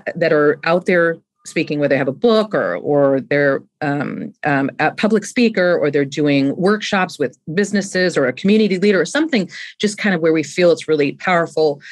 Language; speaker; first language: English; native; English